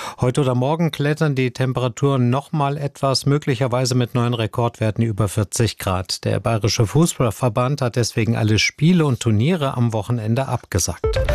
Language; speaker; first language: German; native; German